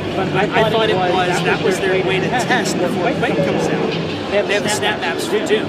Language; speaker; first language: English; native; English